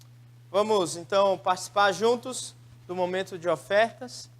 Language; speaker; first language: Portuguese; native; Portuguese